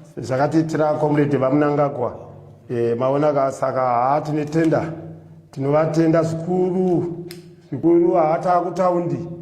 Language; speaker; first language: Shona; non-native, local second language; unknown